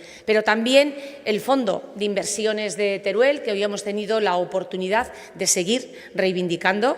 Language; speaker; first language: Spanish; native; Spanish